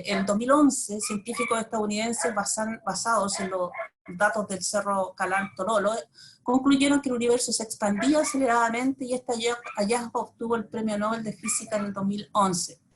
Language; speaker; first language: Spanish; native; Spanish